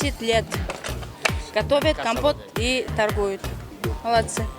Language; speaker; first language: Russian; non-native, local second language; Tajik